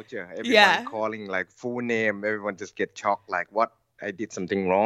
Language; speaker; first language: English; non-native, learner; Thai